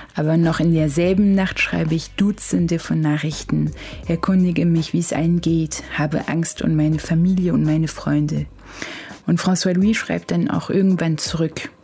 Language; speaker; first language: German; non-native, fluent; French